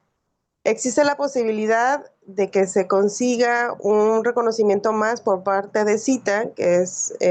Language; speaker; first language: Spanish; native; Spanish